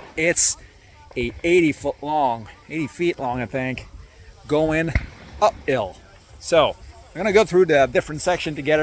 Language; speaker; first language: English; non-native, local second language; French